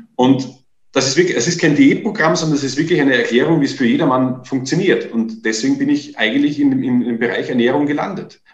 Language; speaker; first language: German; native; German